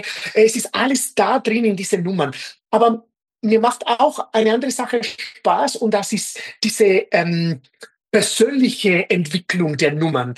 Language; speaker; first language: German; non-native, fluent; Spanish